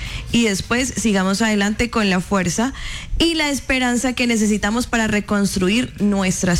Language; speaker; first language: Spanish; native; Spanish